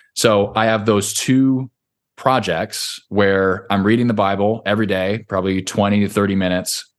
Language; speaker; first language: English; native; English